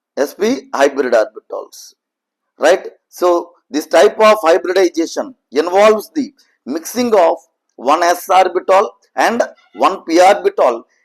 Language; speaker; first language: English; non-native, local second language; Telugu